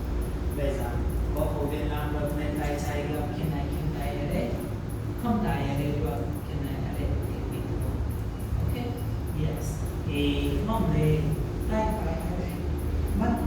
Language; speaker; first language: Vietnamese; non-native, learner; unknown